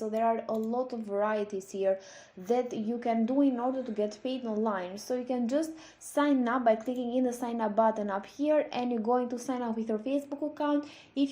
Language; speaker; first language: English; non-native, fluent; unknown